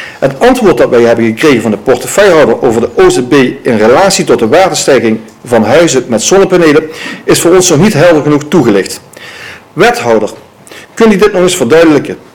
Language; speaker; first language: Dutch; native; Dutch